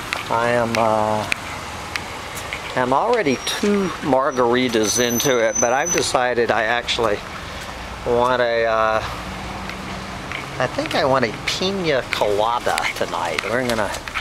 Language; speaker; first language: English; native; English